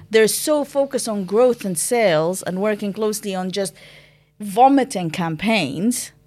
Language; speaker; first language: English; non-native, fluent; Arabic